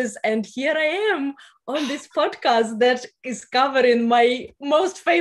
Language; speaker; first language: English; non-native, fluent; Russian